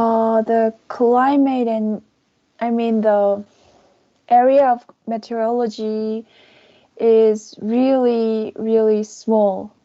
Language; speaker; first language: English; non-native, learner; Korean